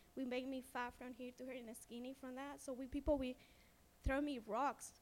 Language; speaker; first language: English; non-native, fluent; Spanish